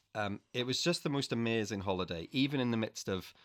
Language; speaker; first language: English; native; English